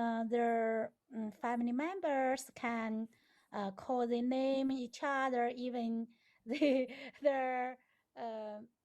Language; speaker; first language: English; non-native, learner; Chinese